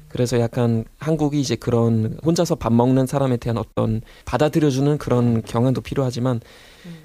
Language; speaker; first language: Korean; non-native, fluent; German